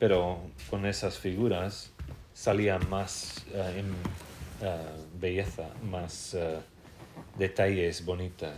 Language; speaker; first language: Spanish; non-native, fluent; English